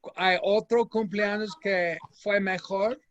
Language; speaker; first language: Spanish; non-native, fluent; English